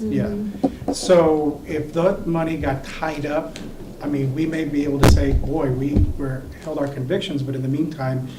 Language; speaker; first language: English; early bilingual, other home language; Spanish